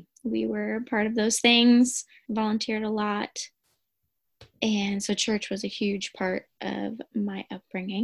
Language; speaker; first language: English; native; English